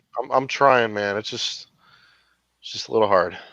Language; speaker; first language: English; native; English